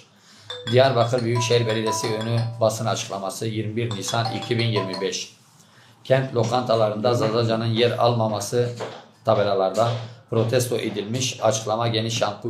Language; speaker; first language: Turkish; native; Turkish